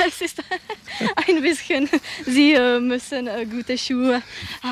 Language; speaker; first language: German; non-native, learner; Czech